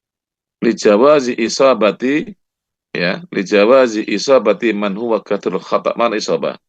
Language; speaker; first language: Arabic; non-native, fluent; Indonesian